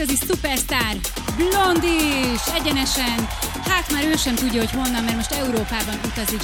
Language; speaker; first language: Hungarian; native; Hungarian